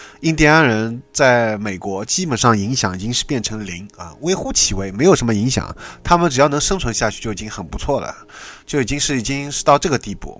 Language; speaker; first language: Chinese; native; Chinese